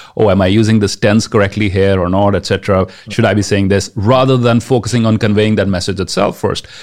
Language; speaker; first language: English; non-native, local second language; Punjabi